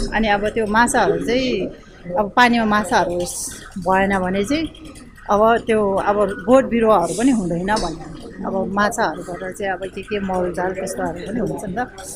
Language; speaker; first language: Nepali; non-native, local second language; Sherpa